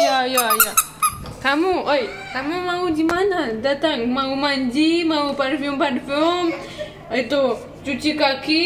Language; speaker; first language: Indonesian; non-native, learner; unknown